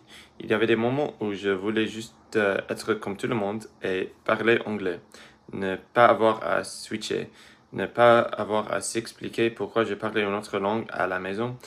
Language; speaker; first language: French; early bilingual, other home language; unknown